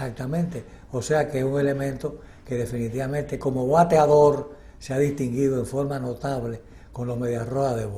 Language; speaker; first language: Spanish; native; Spanish